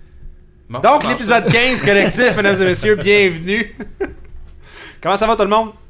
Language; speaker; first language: French; native; French